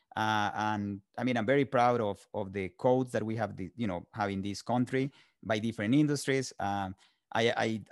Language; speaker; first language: English; non-native, fluent; Spanish